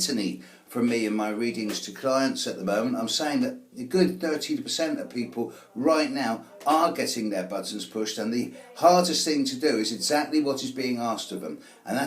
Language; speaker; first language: English; native; English